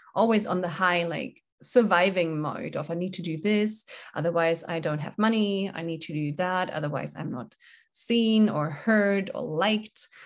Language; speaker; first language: English; non-native, fluent; German